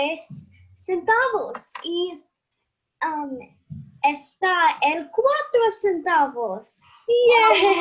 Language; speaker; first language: Spanish; non-native, learner; English